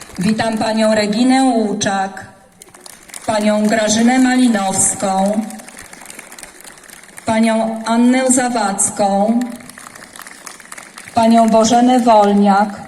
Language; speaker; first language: Polish; native; Polish